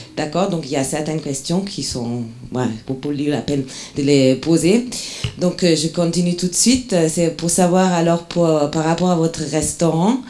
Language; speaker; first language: French; non-native, fluent; German